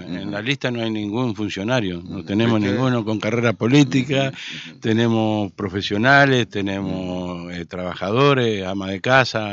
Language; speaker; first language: Spanish; native; Spanish